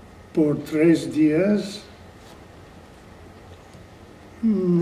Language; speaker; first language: Portuguese; non-native, fluent; English